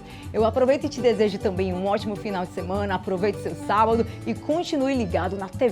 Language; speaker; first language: Portuguese; native; Portuguese